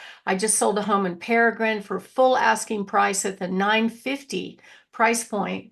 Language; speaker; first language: English; native; English